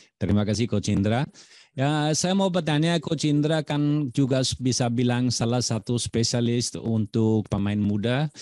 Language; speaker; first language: Indonesian; non-native, fluent; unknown